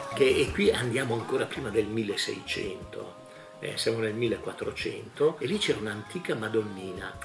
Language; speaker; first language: Italian; native; Italian